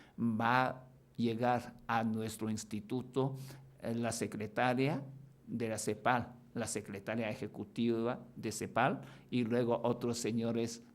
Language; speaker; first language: Spanish; non-native, fluent; Chinese